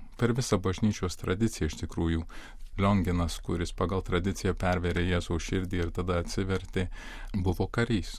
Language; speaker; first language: Lithuanian; early bilingual, heritage; Lithuanian